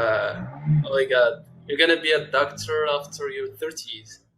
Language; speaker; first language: English; non-native, fluent; Arabic